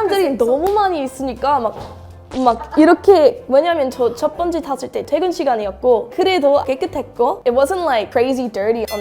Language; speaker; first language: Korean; non-native, learner; English